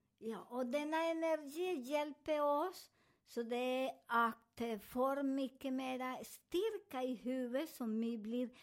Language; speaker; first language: Swedish; non-native, learner; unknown